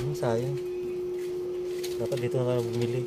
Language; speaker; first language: Filipino; native; Filipino